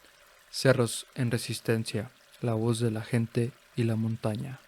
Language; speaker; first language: Spanish; native; Spanish